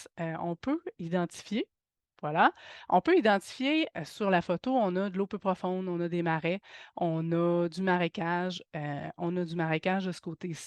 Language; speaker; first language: French; native; French